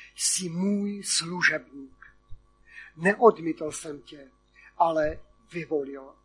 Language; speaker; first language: Czech; non-native, local second language; Polish